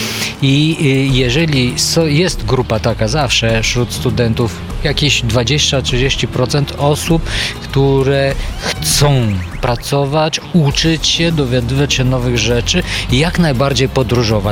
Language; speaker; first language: Polish; non-native, fluent; Bulgarian